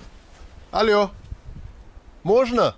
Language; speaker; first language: Russian; non-native, learner; English